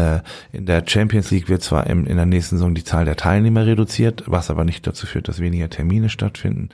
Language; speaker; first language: German; native; German